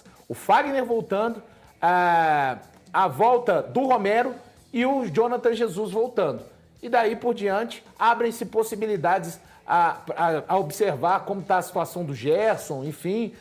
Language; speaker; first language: Portuguese; native; Portuguese